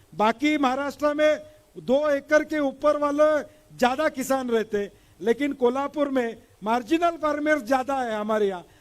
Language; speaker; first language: Hindi; non-native, local second language; Marathi